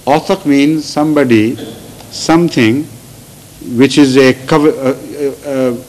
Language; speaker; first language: English; non-native, local second language; Urdu